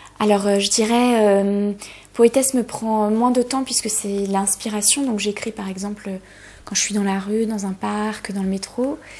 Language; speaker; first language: French; early bilingual, other home language; Polish